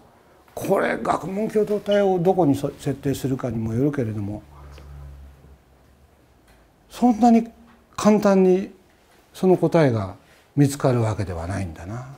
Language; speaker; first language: Japanese; native; Japanese